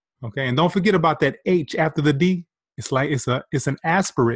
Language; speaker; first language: English; native; English